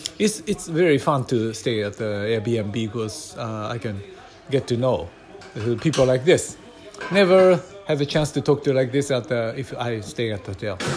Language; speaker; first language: English; non-native, fluent; Japanese